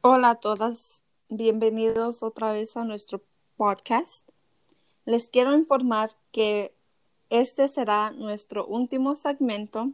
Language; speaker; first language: Spanish; early bilingual, heritage; Spanish